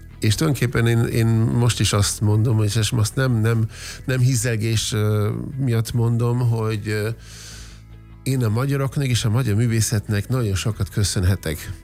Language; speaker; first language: Hungarian; non-native, fluent; German